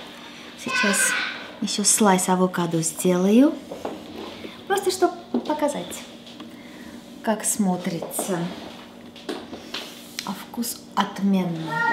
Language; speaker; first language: Russian; non-native, local second language; Armenian